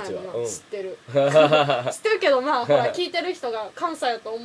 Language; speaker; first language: Japanese; native; Japanese